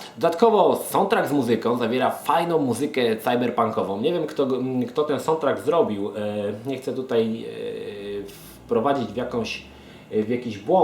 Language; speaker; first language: Polish; native; Polish